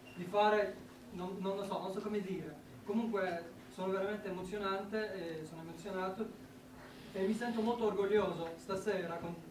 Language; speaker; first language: Italian; non-native, fluent; Kurdish